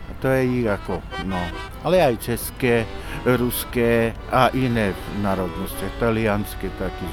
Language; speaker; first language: Czech; non-native, local second language; Slovak